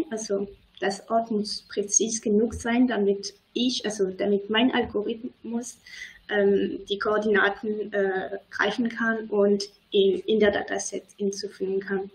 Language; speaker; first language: German; non-native, fluent; French